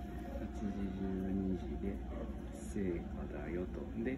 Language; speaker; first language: Japanese; native; Japanese